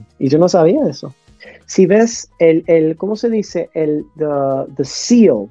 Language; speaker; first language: Spanish; early bilingual, heritage; Spanish